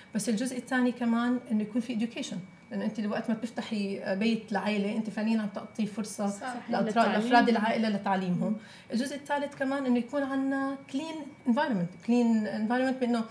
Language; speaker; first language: Arabic; native; Arabic